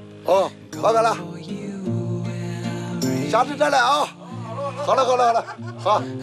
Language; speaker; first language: Chinese; native; Chinese